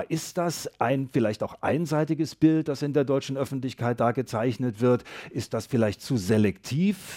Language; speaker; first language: German; native; German